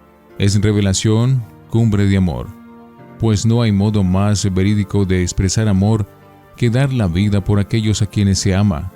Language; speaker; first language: Spanish; native; Spanish